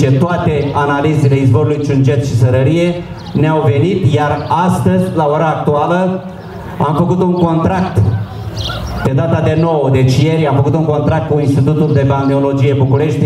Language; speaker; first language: Romanian; native; Romanian